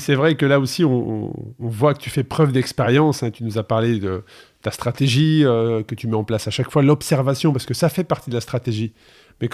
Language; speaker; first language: French; native; French